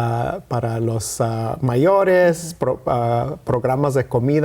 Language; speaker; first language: Spanish; early bilingual, heritage; Spanish